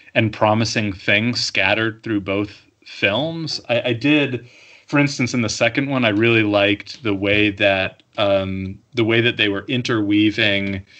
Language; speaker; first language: English; native; English